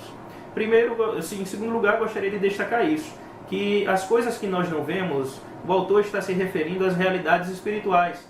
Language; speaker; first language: Portuguese; native; Portuguese